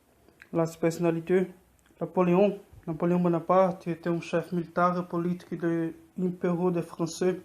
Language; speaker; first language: French; non-native, learner; Portuguese